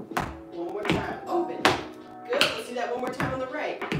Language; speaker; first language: English; native; English